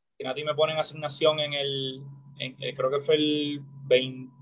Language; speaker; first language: Spanish; native; Spanish